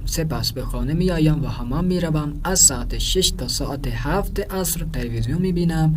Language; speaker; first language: Persian; non-native, fluent; Urdu